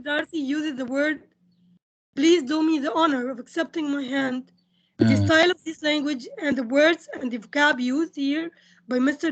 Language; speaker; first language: English; non-native, fluent; Indonesian